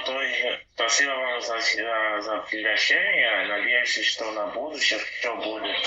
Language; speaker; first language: Russian; non-native, learner; Portuguese